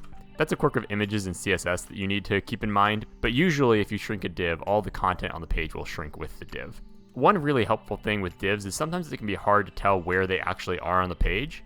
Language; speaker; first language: English; native; English